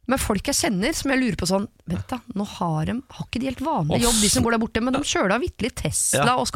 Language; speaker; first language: Norwegian; native; Norwegian